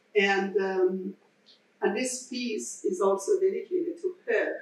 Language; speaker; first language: English; non-native, fluent; Persian